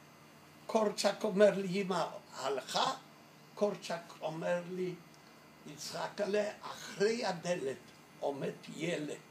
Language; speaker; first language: Hebrew; non-native, fluent; Yiddish